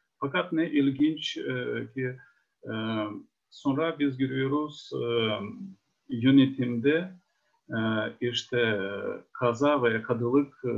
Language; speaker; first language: Turkish; non-native, fluent; Ukrainian